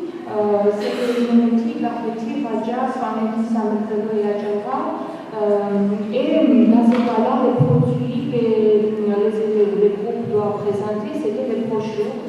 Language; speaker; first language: French; non-native, fluent; Georgian